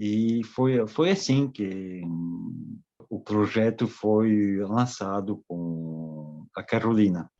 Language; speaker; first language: Portuguese; non-native, fluent; French